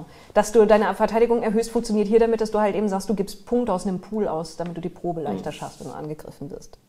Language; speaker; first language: German; native; German